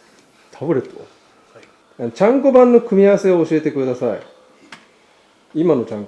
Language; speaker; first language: Japanese; native; Japanese